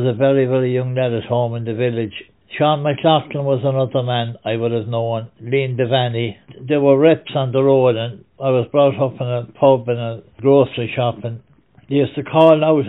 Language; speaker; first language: English; native; English